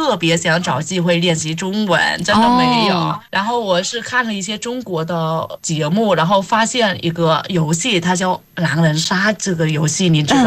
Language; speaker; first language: Chinese; non-native, fluent; Vietnamese